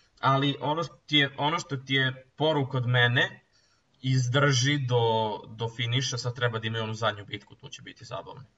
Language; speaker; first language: Serbian; native; Serbian